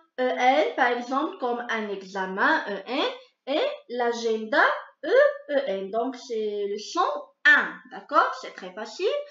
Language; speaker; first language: French; non-native, local second language; Arabic